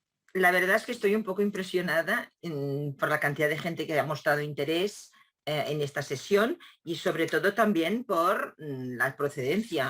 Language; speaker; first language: Spanish; non-native, local second language; Catalan